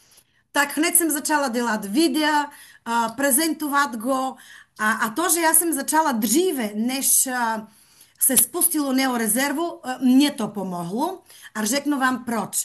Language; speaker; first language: Czech; non-native, fluent; Bulgarian